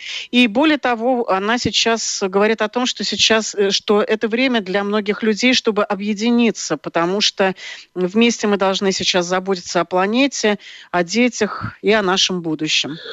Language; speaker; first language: Russian; native; Russian